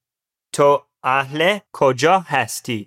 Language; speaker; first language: Persian; non-native, learner; English